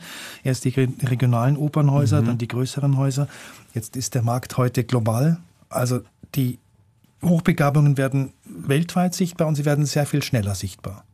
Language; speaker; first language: German; native; German